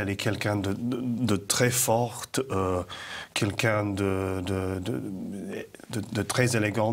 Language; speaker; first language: French; non-native, fluent; English